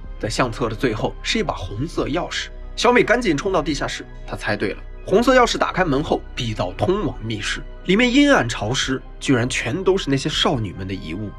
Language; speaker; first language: Chinese; native; Chinese